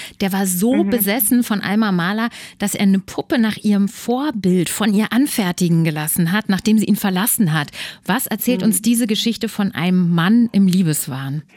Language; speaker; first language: German; native; German